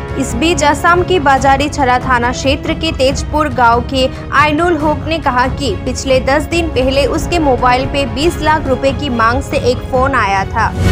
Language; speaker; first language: Hindi; non-native, local second language; Bangla